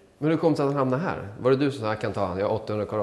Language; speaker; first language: Swedish; native; Swedish